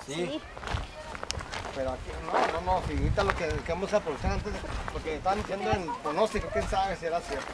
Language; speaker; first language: Spanish; native; Spanish